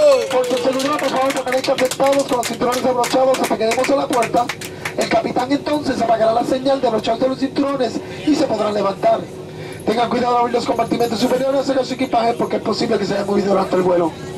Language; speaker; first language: Spanish; native; Spanish